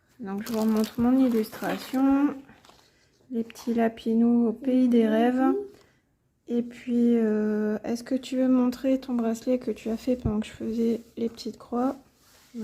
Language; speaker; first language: French; native; French